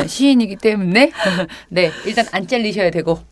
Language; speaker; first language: Korean; native; Korean